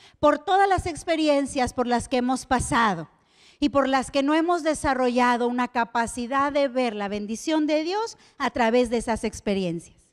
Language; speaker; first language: Spanish; native; Spanish